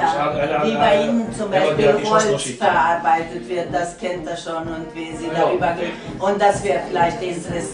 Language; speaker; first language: German; non-native, fluent; Hungarian